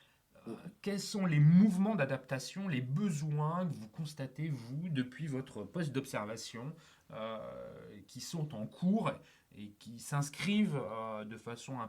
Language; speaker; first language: French; native; French